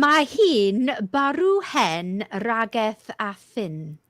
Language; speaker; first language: Welsh; non-native, learner; English